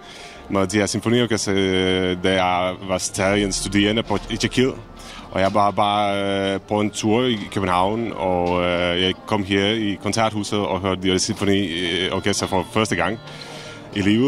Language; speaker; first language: Danish; non-native, fluent; Czech